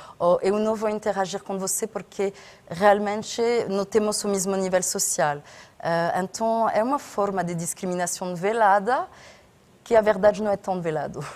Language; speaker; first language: Portuguese; non-native, fluent; French